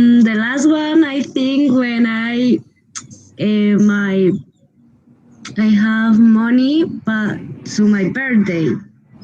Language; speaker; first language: English; non-native, learner; Spanish